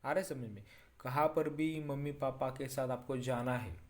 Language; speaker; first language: Hindi; non-native, local second language; Marathi